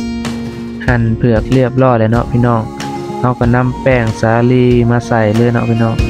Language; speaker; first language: Thai; non-native, local second language; Lao